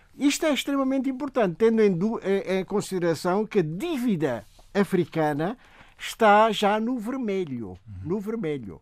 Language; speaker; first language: Portuguese; non-native, local second language; Upper Guinea Crioulo